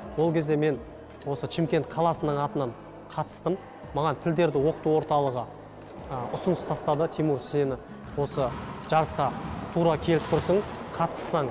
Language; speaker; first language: Kazakh; non-native, local second language; Russian